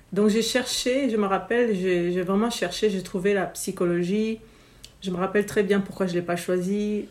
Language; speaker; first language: French; non-native, fluent; Romanian